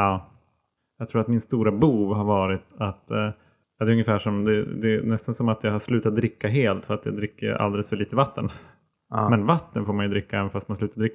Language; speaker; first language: Swedish; native; Swedish